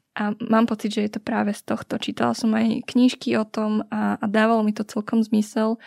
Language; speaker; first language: Slovak; early bilingual, other home language; Vietnamese